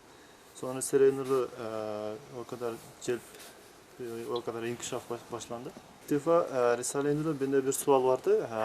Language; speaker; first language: Turkish; non-native, learner; Kyrgyz